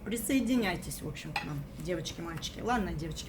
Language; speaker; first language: Russian; native; Russian